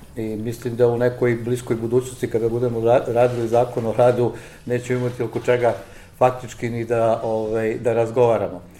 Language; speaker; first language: Serbian; native; Serbian